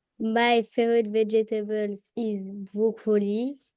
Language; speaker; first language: English; non-native, learner; French